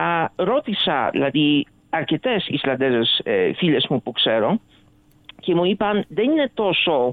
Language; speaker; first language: Greek; early bilingual, other home language; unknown